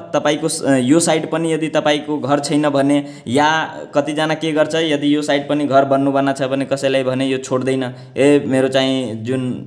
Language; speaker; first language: Nepali; native; Nepali